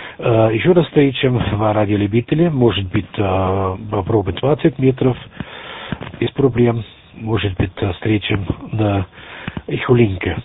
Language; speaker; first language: Russian; non-native, learner; German